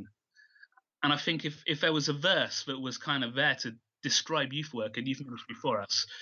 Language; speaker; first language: English; native; English